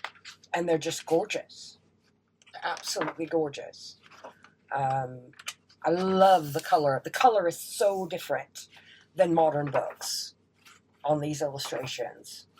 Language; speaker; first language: English; native; English